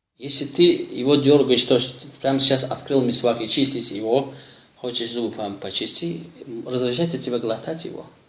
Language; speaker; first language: Russian; non-native, local second language; Azerbaijani